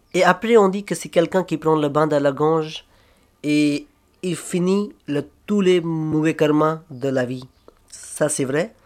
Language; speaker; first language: French; non-native, learner; Hindi